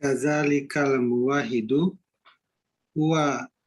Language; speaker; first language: Arabic; non-native, learner; Indonesian